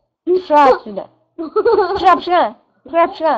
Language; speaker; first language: Russian; native; Russian